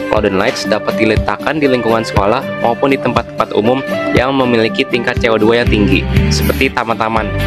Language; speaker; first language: Indonesian; native; Indonesian